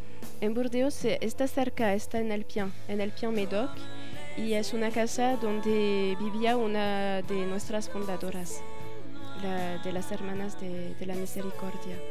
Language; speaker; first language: Spanish; non-native, fluent; French